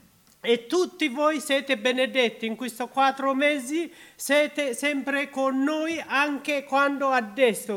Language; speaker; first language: Italian; non-native, learner; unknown